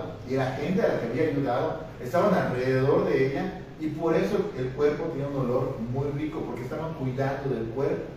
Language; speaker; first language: Spanish; native; Spanish